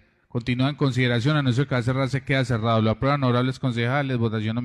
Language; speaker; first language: Spanish; native; Spanish